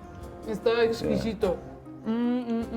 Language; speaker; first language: Spanish; native; Spanish